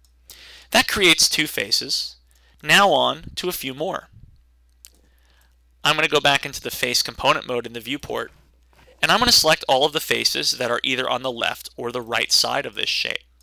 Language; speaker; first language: English; native; English